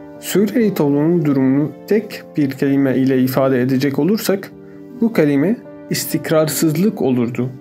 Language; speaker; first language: Turkish; non-native, fluent; Arabic